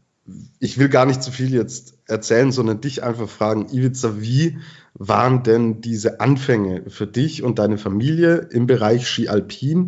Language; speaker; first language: German; native; German